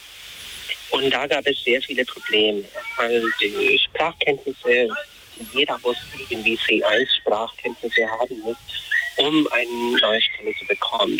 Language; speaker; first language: German; non-native, fluent; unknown